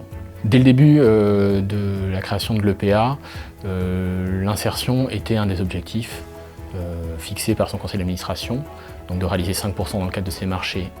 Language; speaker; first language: French; native; French